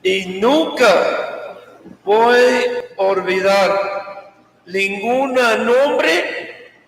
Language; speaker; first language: Spanish; non-native, learner; English